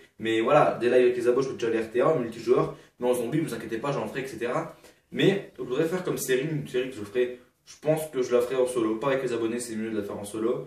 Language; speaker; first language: French; native; French